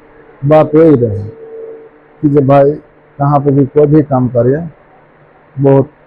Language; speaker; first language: Hindi; non-native, fluent; Bangla